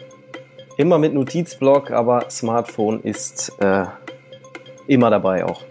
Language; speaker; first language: German; native; German